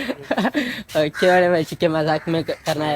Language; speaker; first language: Hindi; non-native, local second language; Malayalam